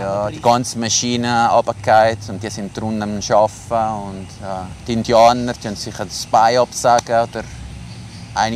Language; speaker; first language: German; non-native, local second language; Italian